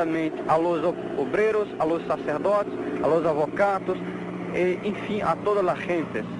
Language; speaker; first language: Spanish; non-native, learner; Portuguese